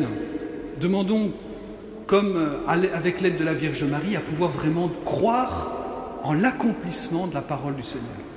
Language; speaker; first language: French; native; French